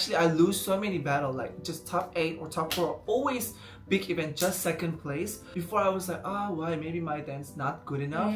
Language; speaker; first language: English; non-native, fluent; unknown